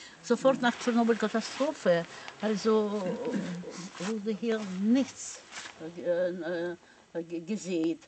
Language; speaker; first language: German; non-native, fluent; Russian